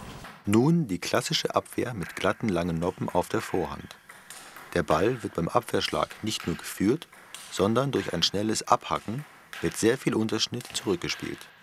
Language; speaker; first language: German; native; German